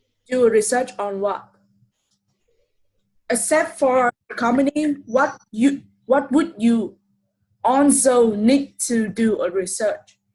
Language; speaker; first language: English; non-native, fluent; Vietnamese